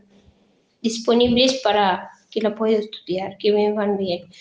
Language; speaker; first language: Spanish; non-native, fluent; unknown